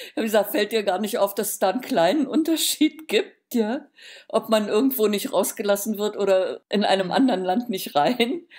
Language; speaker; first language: German; native; German